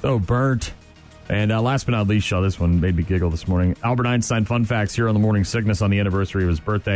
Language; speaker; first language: English; native; English